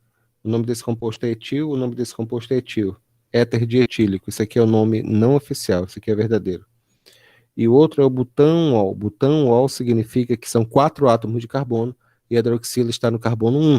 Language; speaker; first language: Portuguese; native; Portuguese